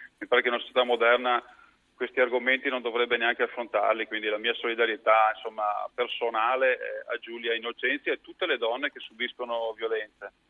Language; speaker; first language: Italian; native; Italian